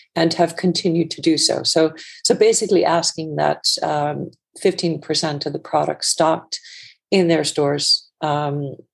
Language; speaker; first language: English; non-native, fluent; Icelandic